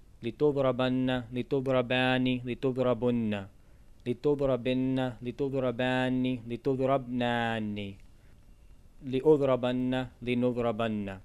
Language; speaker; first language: Arabic; non-native, fluent; English